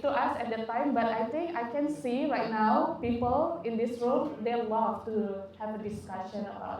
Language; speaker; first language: English; non-native, fluent; Indonesian